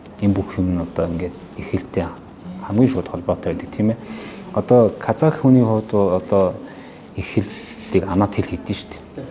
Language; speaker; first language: Mongolian; non-native, local second language; Kazakh